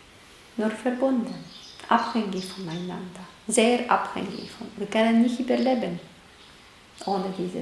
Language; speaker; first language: German; non-native, fluent; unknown